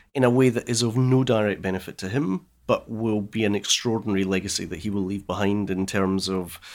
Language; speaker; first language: English; native; English